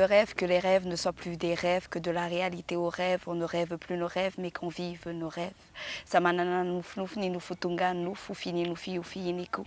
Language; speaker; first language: French; non-native, local second language; Malagasy